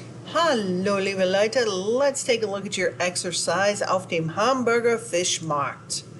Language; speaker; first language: German; non-native, fluent; English